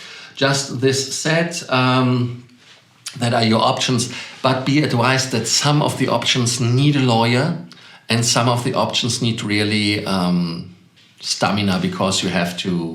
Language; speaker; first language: English; non-native, fluent; German